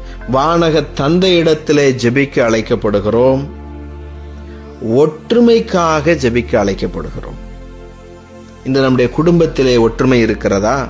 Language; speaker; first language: Tamil; native; Tamil